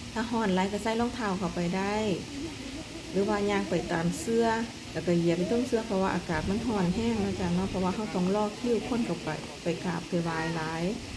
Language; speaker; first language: Thai; native; Thai